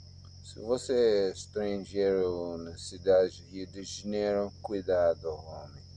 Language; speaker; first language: Portuguese; non-native, learner; English